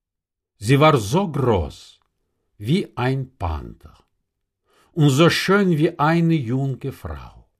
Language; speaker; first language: German; non-native, fluent; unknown